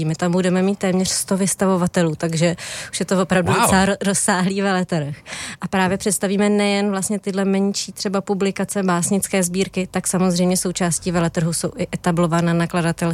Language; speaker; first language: Czech; native; Czech